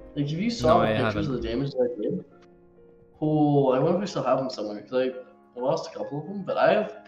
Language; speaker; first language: English; native; English